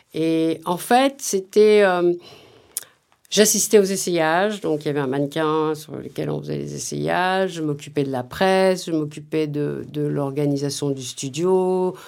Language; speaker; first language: French; native; French